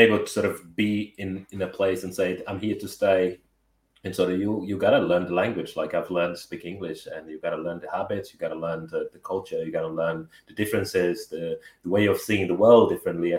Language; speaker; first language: English; non-native, fluent; Portuguese